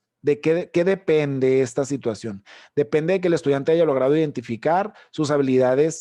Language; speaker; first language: Spanish; native; Spanish